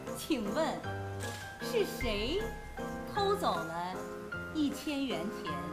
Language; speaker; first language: Chinese; non-native, fluent; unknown